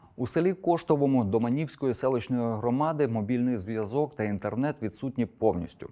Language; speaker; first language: Ukrainian; native; Ukrainian